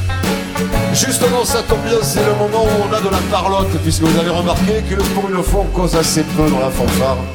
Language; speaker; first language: French; native; French